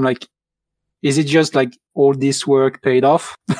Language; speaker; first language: English; non-native, fluent; French